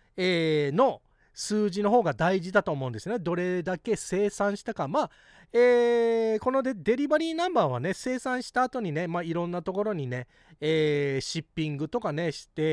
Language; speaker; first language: Japanese; early bilingual, heritage; Japanese